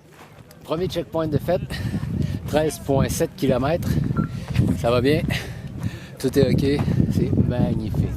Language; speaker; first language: French; native; French